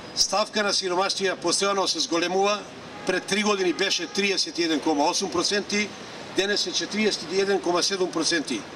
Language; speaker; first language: Macedonian; non-native, local second language; Romany